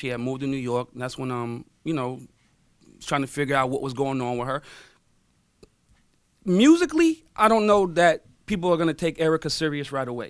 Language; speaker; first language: English; native; English